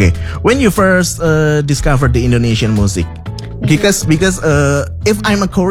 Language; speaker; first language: English; non-native, local second language; Indonesian